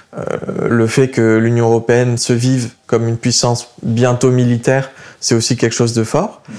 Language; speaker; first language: French; early bilingual, other home language; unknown